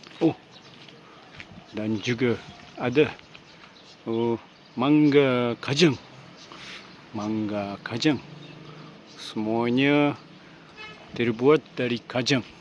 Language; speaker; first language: Malay; non-native, learner; Japanese